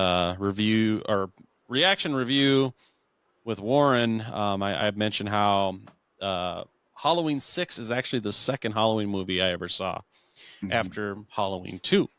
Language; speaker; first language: English; native; English